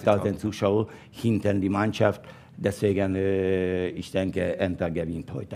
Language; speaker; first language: German; non-native, learner; Hungarian